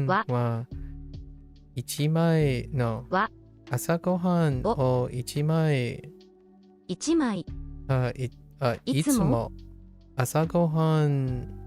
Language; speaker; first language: Japanese; non-native, learner; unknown